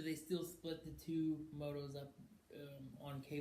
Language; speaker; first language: English; native; English